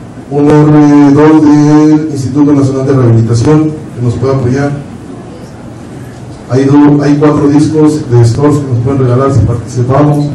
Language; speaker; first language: Spanish; native; Spanish